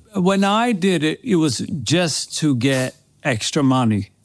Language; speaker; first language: English; non-native, fluent; Swedish